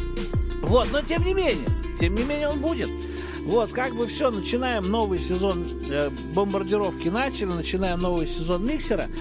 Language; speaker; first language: Russian; native; Russian